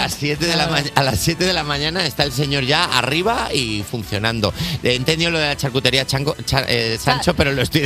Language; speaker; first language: Spanish; native; Spanish